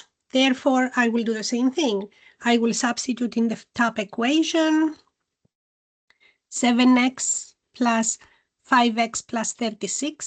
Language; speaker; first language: English; non-native, fluent; Greek